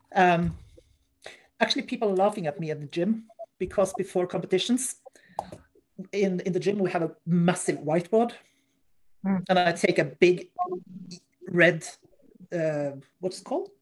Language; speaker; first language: English; non-native, fluent; Norwegian